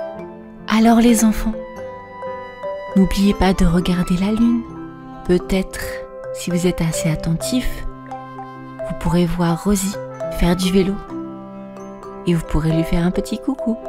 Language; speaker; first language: French; native; French